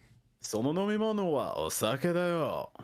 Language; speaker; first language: Japanese; non-native, learner; English